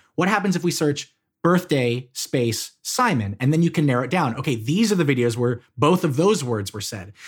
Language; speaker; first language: English; native; English